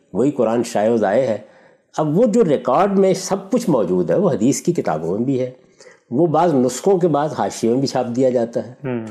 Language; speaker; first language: Urdu; non-native, local second language; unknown